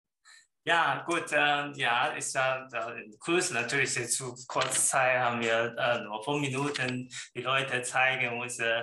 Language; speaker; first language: German; non-native, learner; Chinese